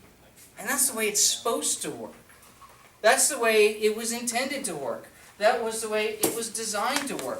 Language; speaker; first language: English; native; English